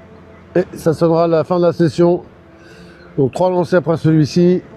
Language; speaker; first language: French; native; French